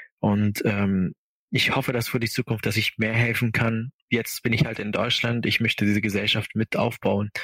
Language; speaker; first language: German; non-native, fluent; Arabic